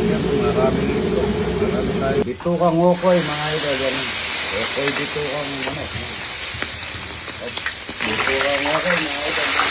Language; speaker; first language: Filipino; non-native, local second language; Pampanga